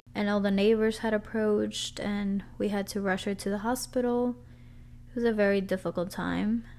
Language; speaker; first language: English; early bilingual, other home language; Spanish